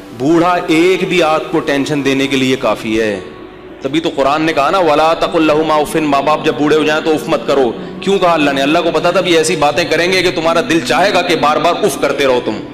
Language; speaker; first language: Urdu; native; Urdu